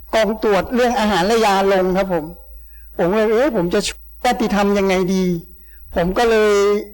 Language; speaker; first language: Thai; native; Thai